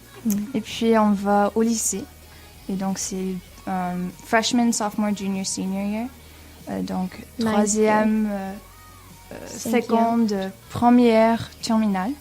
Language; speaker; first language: French; non-native, learner; English